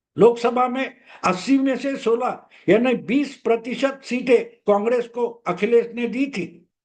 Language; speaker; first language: Hindi; non-native, local second language; Marathi